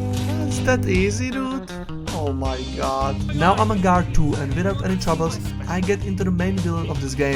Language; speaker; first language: English; non-native, fluent; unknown